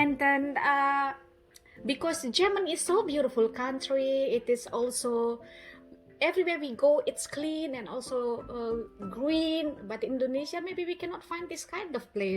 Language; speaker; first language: English; non-native, learner; Indonesian